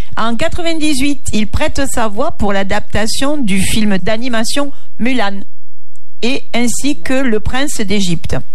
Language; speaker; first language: French; native; French